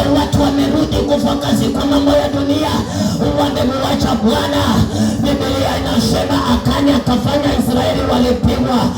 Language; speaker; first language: Swahili; non-native, local second language; Luyia